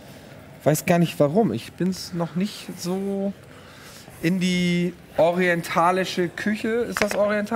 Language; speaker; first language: German; native; German